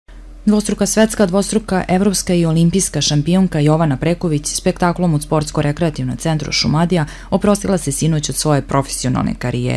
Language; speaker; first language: Serbian; native; Serbian